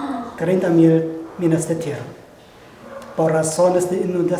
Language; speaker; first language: Spanish; non-native, fluent; German